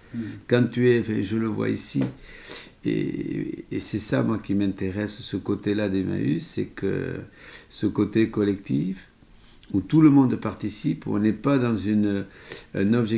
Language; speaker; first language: French; native; French